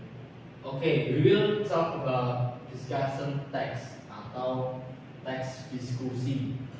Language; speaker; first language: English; non-native, learner; Indonesian